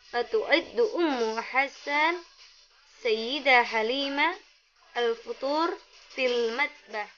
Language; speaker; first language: Arabic; non-native, learner; Indonesian